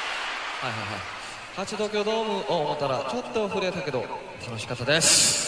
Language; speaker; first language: Japanese; non-native, learner; Korean